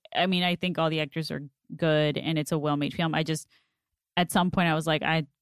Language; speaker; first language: English; non-native, fluent; Spanish